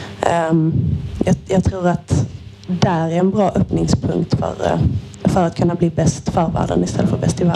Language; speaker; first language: Swedish; native; Swedish